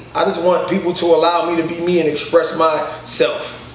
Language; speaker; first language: English; native; English